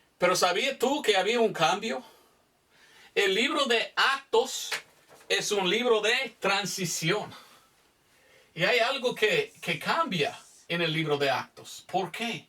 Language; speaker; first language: Spanish; non-native, fluent; English